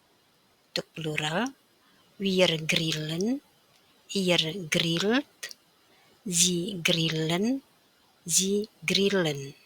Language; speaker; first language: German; non-native, fluent; Indonesian